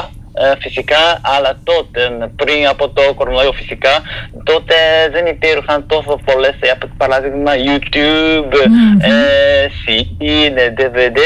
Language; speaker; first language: Greek; non-native, fluent; Japanese